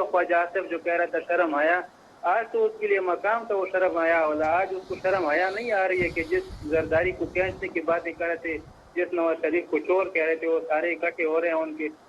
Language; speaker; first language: Urdu; non-native, local second language; Pashto